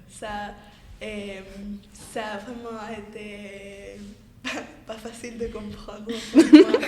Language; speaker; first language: French; non-native, fluent; Spanish